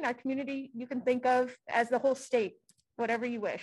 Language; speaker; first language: English; native; English